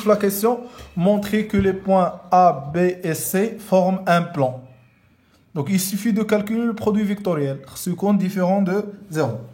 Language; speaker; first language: French; non-native, local second language; Arabic